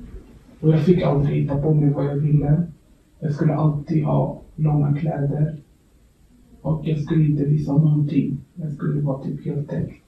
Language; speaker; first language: Swedish; early bilingual, other home language; Kurdish